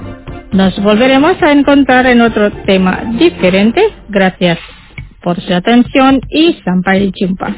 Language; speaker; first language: Spanish; non-native, fluent; Indonesian